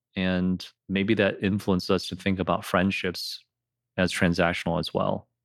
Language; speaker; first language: English; native; English